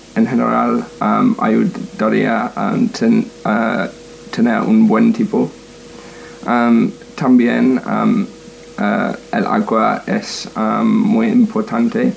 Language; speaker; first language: Spanish; non-native, learner; English